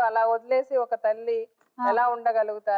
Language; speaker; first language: Telugu; native; Telugu